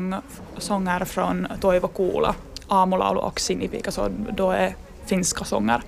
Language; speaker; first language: Swedish; non-native, local second language; Finnish